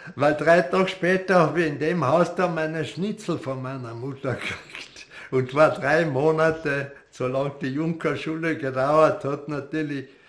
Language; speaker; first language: German; native; German